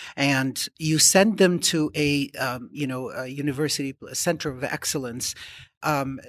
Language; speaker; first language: English; non-native, fluent; Arabic